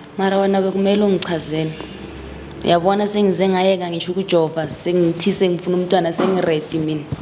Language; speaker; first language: Zulu; native; Zulu